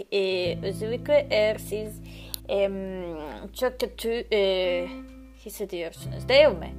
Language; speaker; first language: Turkish; non-native, learner; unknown